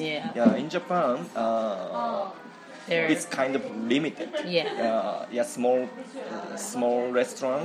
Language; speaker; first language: English; non-native, learner; Japanese